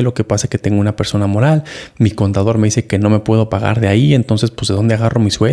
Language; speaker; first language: Spanish; native; Spanish